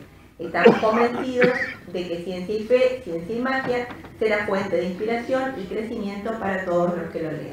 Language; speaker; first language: Spanish; native; Spanish